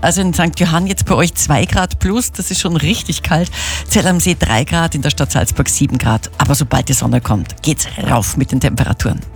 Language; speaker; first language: German; native; German